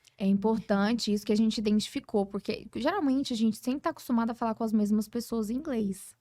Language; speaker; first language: Portuguese; early bilingual, heritage; Portuguese